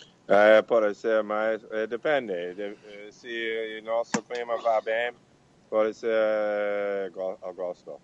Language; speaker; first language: Portuguese; non-native, learner; Spanish